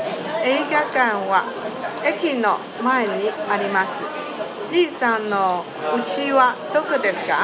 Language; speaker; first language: Japanese; non-native, learner; Chinese